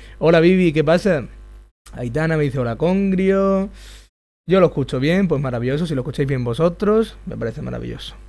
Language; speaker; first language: Spanish; native; Spanish